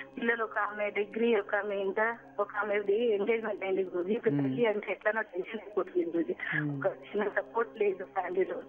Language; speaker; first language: Telugu; non-native, local second language; Marathi